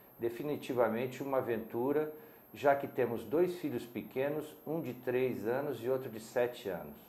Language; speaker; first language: Portuguese; native; Portuguese